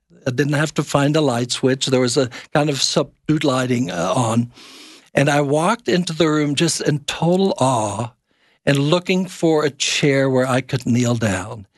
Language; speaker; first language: English; non-native, fluent; German